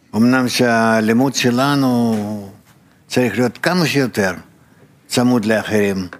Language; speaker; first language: Hebrew; non-native, fluent; Russian